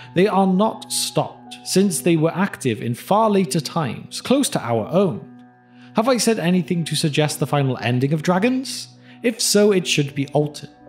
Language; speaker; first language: English; native; English